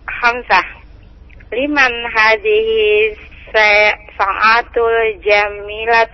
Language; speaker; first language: Arabic; non-native, learner; Indonesian